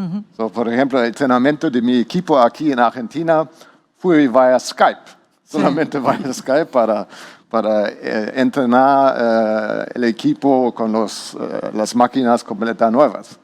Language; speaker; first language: Spanish; non-native, learner; German